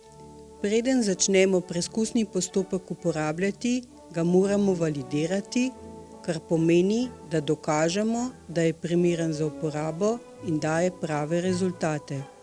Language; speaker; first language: Slovenian; native; Slovenian